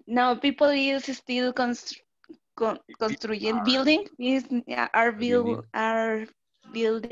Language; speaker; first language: English; non-native, learner; Spanish